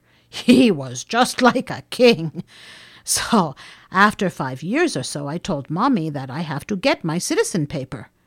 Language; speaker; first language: English; non-native, fluent; Finnish